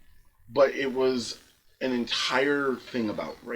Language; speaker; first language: English; native; English